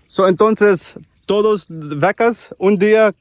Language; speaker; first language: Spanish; non-native, learner; English